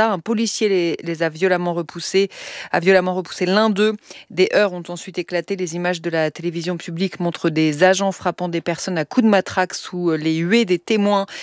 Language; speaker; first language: French; native; French